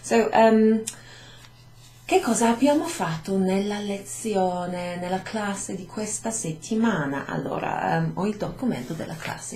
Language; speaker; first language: Italian; non-native, fluent; English